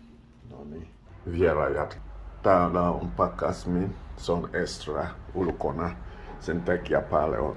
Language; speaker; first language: Finnish; non-native, learner; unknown